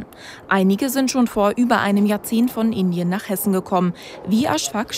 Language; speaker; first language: German; native; German